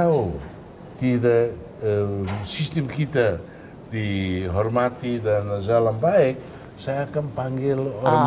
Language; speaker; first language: Indonesian; non-native, fluent; Tetum